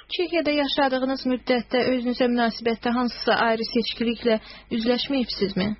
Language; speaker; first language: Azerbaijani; native; Azerbaijani